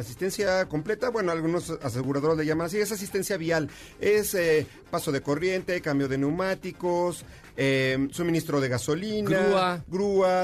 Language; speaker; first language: Spanish; native; Spanish